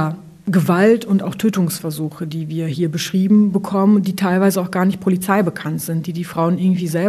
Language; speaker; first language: German; native; German